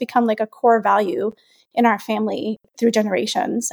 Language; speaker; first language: English; native; English